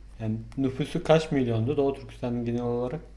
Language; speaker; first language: Turkish; non-native, fluent; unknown